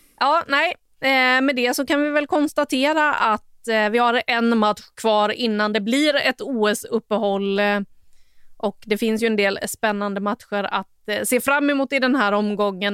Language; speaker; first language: Swedish; native; Swedish